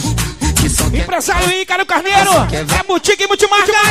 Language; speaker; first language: Portuguese; native; Portuguese